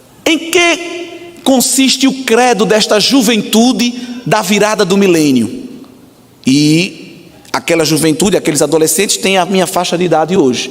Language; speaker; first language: Portuguese; native; Portuguese